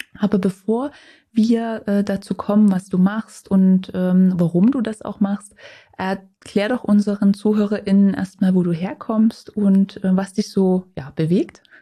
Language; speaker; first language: German; native; German